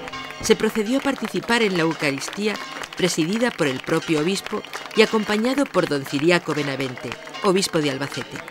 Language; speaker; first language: Spanish; native; Spanish